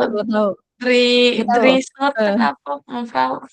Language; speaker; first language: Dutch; non-native, learner; Indonesian